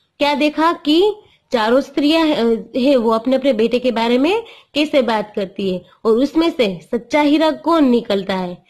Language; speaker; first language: Hindi; non-native, local second language; Gujarati